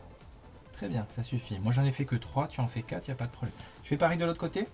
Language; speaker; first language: French; native; French